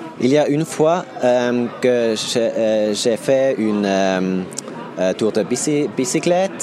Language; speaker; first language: French; non-native, learner; German